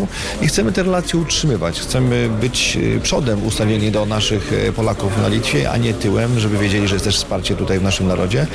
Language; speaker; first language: Polish; native; Polish